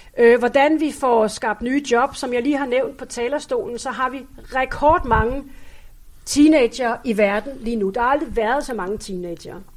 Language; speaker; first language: Danish; native; Danish